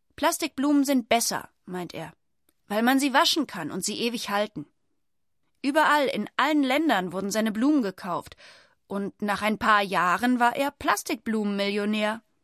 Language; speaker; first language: German; native; German